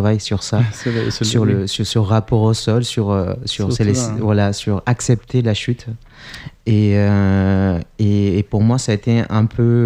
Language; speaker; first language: French; non-native, fluent; Spanish